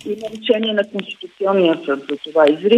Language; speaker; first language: Bulgarian; native; Bulgarian